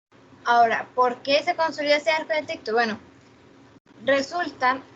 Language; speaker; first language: Spanish; native; Spanish